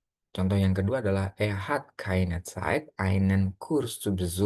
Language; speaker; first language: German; non-native, fluent; Indonesian